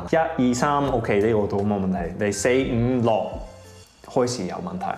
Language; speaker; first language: Cantonese; non-native, fluent; English